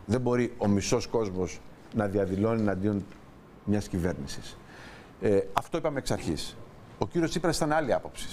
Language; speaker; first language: Greek; native; Greek